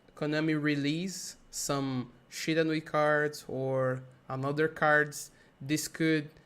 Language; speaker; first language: English; non-native, learner; Portuguese